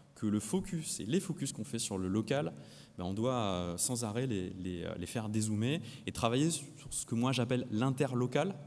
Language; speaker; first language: French; native; French